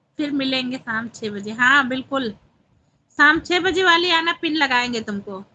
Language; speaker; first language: Hindi; native; Hindi